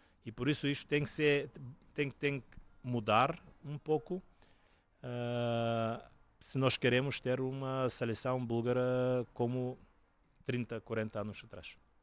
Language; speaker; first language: Portuguese; non-native, fluent; Bulgarian